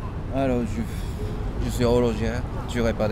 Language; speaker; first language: French; non-native, fluent; Japanese